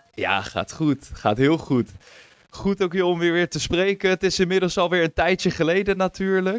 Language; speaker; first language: Dutch; native; Dutch